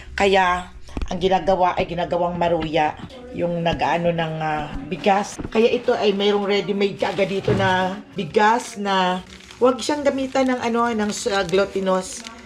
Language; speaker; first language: Filipino; non-native, local second language; Cebuano